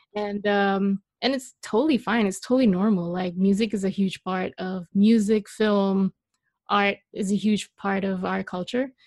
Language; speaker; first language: English; non-native, local second language; Malay